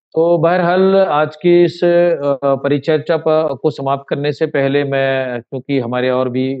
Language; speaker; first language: Hindi; native; Hindi